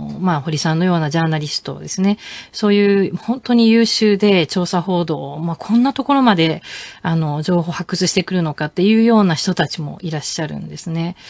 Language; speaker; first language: Japanese; native; Japanese